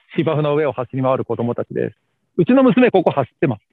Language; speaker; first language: Japanese; native; Japanese